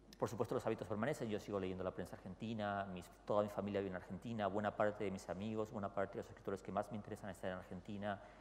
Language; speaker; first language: Spanish; native; Spanish